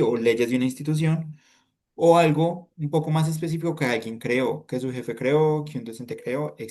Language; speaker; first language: Spanish; native; Spanish